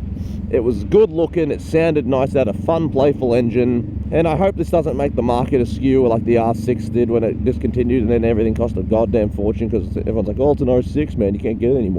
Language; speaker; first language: English; native; English